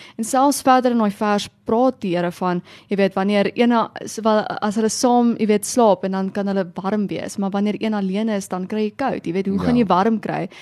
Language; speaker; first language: Afrikaans; native; Afrikaans